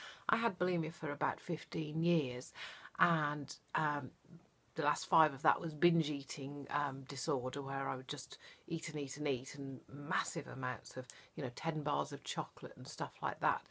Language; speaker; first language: English; native; English